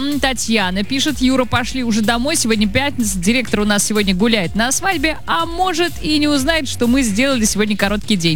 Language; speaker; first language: Russian; native; Russian